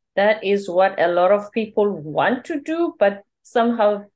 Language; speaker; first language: English; non-native, local second language; Zulu